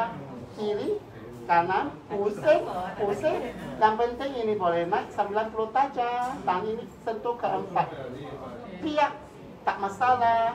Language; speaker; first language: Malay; non-native, local second language; Cantonese